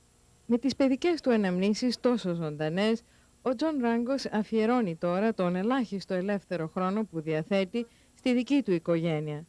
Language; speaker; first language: Greek; native; Greek